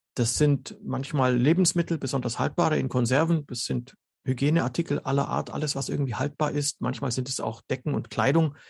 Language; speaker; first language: German; early bilingual, other home language; Slovenian